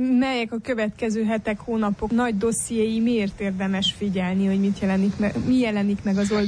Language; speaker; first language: Hungarian; native; Hungarian